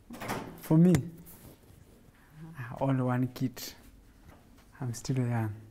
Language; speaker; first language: English; non-native, local second language; Kamba